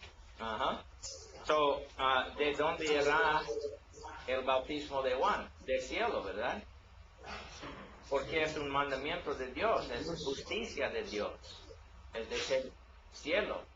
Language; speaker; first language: Spanish; non-native, learner; English